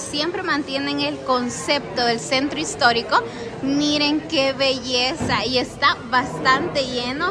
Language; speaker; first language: Spanish; native; Spanish